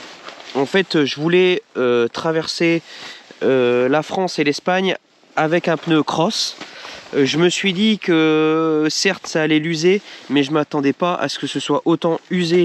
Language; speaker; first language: French; native; French